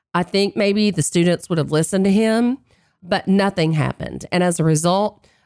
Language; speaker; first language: English; native; English